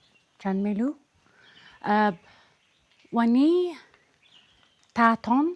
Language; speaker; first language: Thai; non-native, learner; English